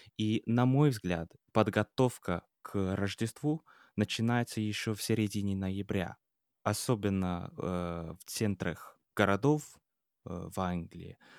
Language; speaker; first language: Russian; non-native, fluent; English